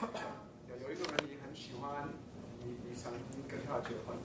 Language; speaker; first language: Chinese; early bilingual, heritage; Chinese